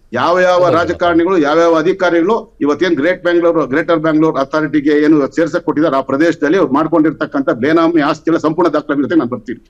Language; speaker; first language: Kannada; native; Kannada